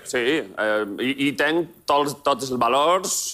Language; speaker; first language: Catalan; non-native, local second language; Spanish